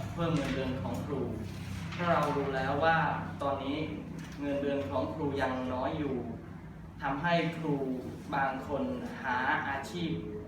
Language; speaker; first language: Thai; non-native, learner; Khmer